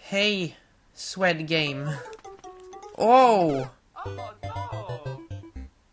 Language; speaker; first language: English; non-native, learner; Swedish